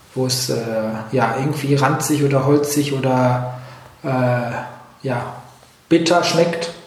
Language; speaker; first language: German; native; German